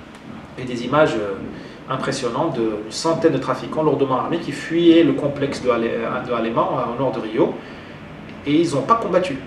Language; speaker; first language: French; non-native, local second language; Arabic